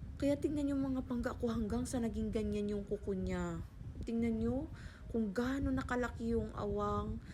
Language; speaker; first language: Filipino; non-native, local second language; Hiligaynon